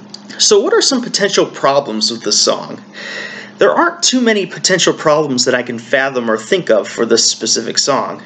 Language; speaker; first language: English; native; English